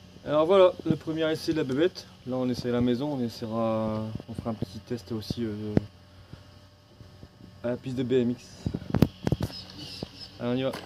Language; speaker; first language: French; native; French